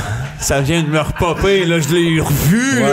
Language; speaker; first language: French; native; French